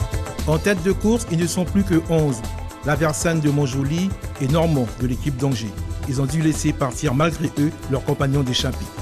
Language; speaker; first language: French; native; French